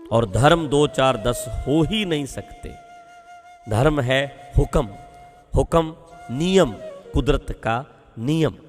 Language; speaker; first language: Hindi; non-native, local second language; Punjabi